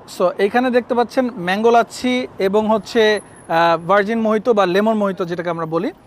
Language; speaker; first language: Bangla; native; Bangla